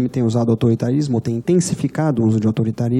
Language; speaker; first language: Portuguese; native; Portuguese